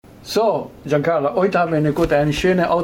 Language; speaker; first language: German; non-native, fluent; Italian